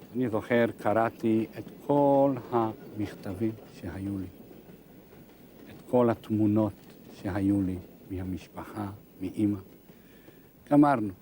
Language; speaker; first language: Hebrew; non-native, fluent; Hungarian